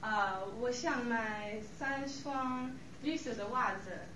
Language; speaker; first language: Chinese; non-native, learner; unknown